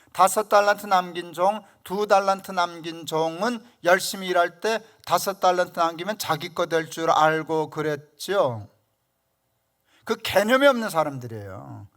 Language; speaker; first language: Korean; native; Korean